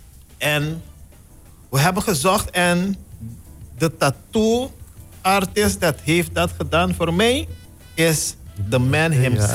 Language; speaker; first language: Dutch; non-native, local second language; Papiamento